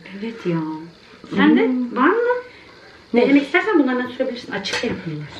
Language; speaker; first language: Turkish; native; Turkish